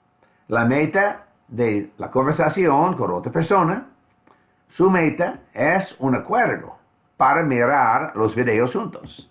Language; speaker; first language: Spanish; non-native, fluent; English